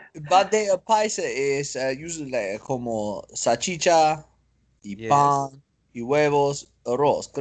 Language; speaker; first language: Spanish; non-native, learner; English